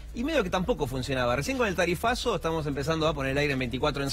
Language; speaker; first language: Spanish; native; Spanish